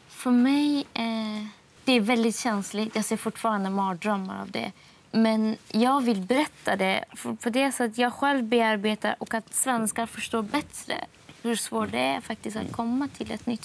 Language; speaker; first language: Swedish; non-native, fluent; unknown